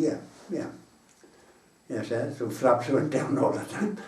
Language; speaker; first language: English; native; English